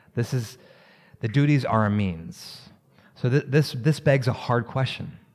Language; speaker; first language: English; native; English